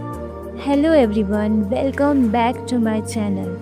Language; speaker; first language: English; non-native, fluent; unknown